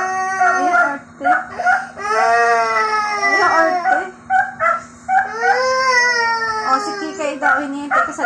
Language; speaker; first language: Filipino; native; Filipino